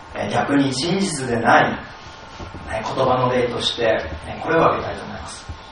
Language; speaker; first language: Japanese; native; Japanese